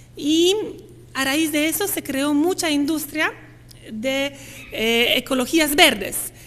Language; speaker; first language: Spanish; non-native, fluent; Polish